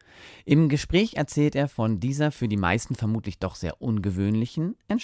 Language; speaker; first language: German; native; German